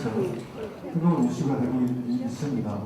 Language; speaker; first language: Korean; native; Korean